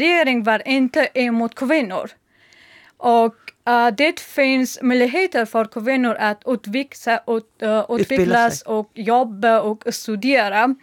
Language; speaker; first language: Swedish; non-native, learner; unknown